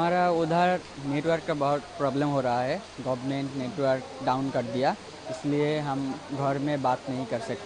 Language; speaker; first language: Hindi; non-native, learner; Bangla